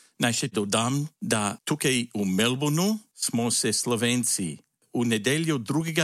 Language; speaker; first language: Slovenian; early bilingual, heritage; Slovenian